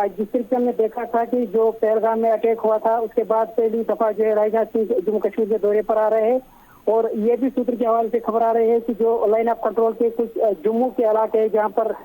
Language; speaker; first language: Urdu; non-native, local second language; Kashmiri